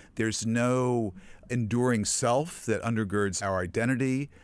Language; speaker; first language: English; native; English